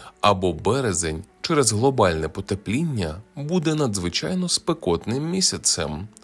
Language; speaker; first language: Ukrainian; native; Ukrainian